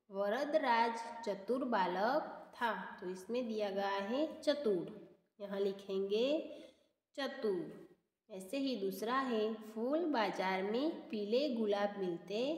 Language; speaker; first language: Hindi; non-native, local second language; Gujarati